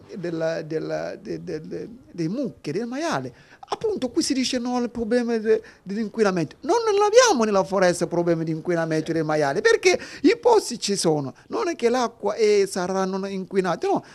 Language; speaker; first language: Italian; non-native, fluent; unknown